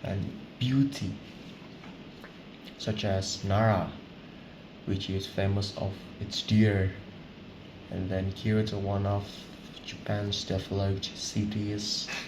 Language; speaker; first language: English; non-native, learner; Indonesian